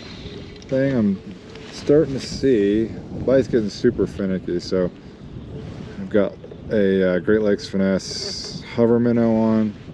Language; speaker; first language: English; native; English